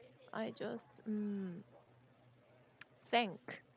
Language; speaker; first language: English; non-native, learner; Korean